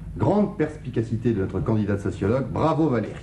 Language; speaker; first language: French; native; French